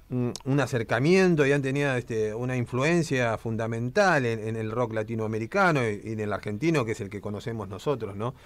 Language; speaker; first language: Spanish; native; Spanish